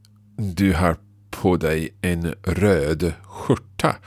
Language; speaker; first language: Swedish; non-native, learner; English